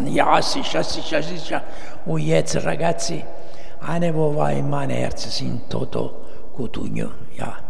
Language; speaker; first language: German; non-native, learner; Italian